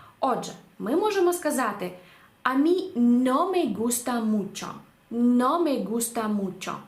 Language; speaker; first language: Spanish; non-native, fluent; Ukrainian